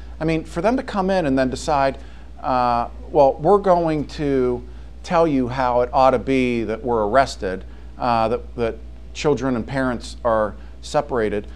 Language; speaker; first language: English; native; English